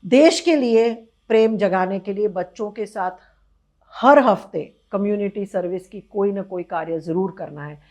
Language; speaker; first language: Hindi; non-native, local second language; Gujarati